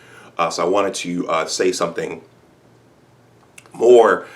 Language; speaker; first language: English; native; English